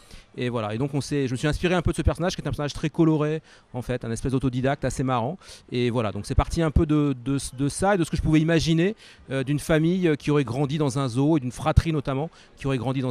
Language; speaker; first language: French; native; French